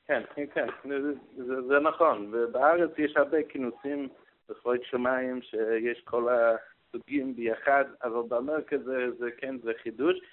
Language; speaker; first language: Hebrew; non-native, learner; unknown